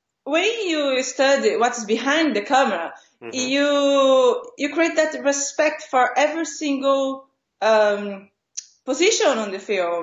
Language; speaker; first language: English; non-native, fluent; Portuguese